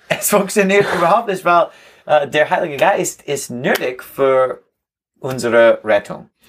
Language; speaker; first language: German; non-native, learner; English